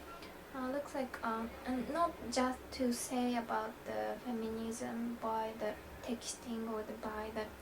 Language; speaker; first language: English; non-native, learner; Japanese